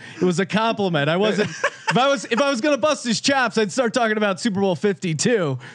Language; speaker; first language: English; native; English